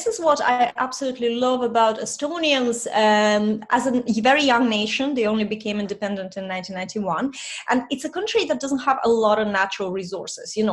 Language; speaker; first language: English; non-native, fluent; Russian